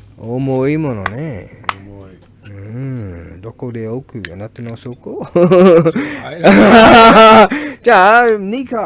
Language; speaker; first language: Japanese; non-native, learner; English